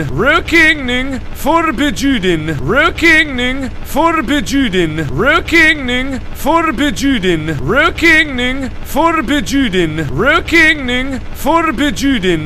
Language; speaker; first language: Swedish; non-native, learner; English